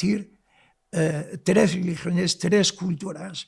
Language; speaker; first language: Spanish; non-native, local second language; Arabic